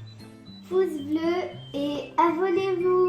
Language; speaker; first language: French; early bilingual, other home language; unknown